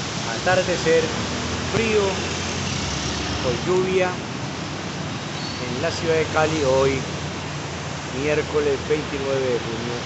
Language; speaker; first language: Spanish; native; Spanish